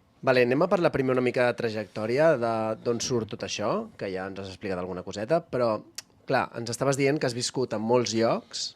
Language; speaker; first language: Catalan; native; Catalan